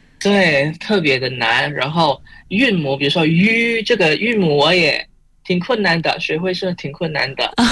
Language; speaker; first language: Chinese; non-native, fluent; Indonesian